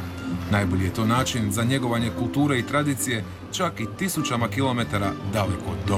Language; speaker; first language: Serbian; native; Serbian